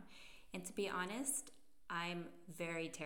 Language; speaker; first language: English; native; English